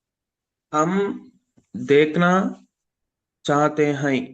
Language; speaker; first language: Hindi; non-native, learner; Telugu